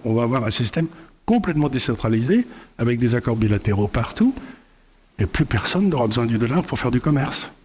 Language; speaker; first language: French; native; French